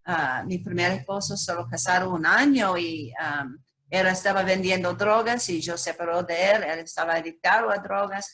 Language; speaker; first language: Spanish; non-native, learner; English